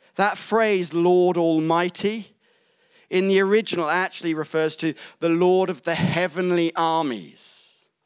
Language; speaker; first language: English; native; English